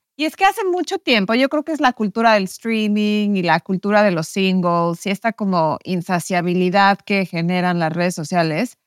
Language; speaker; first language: Spanish; native; Spanish